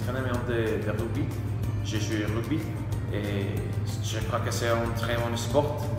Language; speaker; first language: French; non-native, learner; Spanish